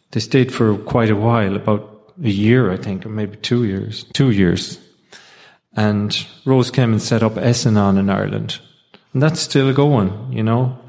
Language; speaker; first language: English; native; English